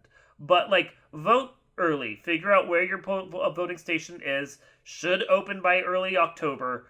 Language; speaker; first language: English; native; English